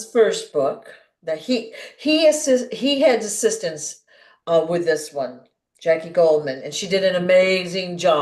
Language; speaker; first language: English; native; English